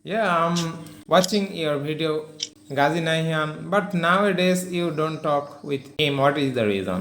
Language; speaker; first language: English; non-native, learner; Bangla